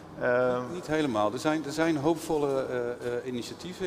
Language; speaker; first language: Dutch; native; Dutch